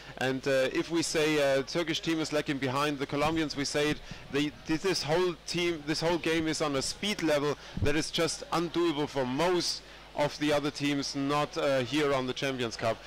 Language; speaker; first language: English; non-native, fluent; German